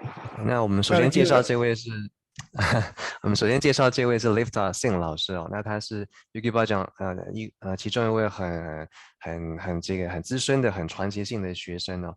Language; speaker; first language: Chinese; native; Chinese